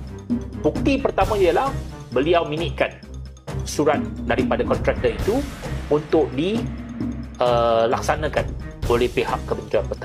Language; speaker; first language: Malay; native; Malay